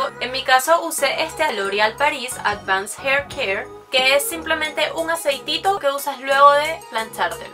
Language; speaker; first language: Spanish; native; Spanish